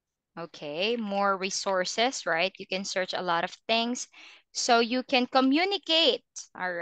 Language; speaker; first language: English; non-native, fluent; Filipino